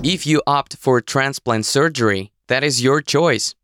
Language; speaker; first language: English; non-native, fluent; Russian